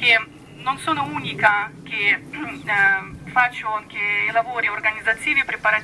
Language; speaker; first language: Italian; non-native, fluent; Russian